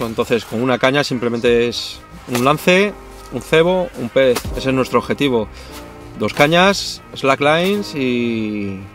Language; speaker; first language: Spanish; native; Spanish